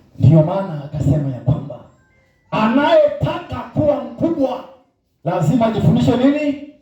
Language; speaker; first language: Swahili; non-native, local second language; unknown